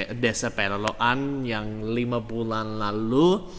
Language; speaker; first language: Indonesian; non-native, fluent; English